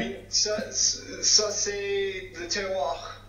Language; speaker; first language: French; non-native, fluent; English